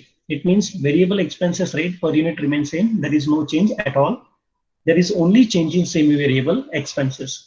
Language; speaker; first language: English; non-native, local second language; Marathi